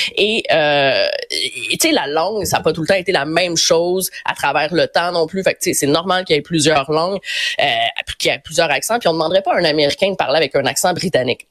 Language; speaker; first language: French; native; French